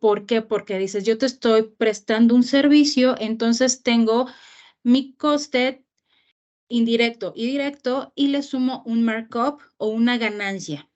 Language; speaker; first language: Spanish; native; Spanish